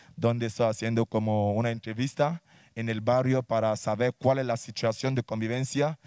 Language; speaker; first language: Spanish; non-native, fluent; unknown